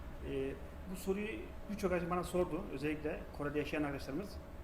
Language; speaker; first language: Turkish; native; Turkish